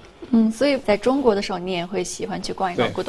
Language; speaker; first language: Chinese; native; Chinese